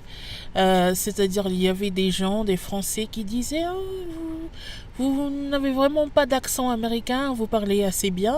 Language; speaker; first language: French; non-native, fluent; English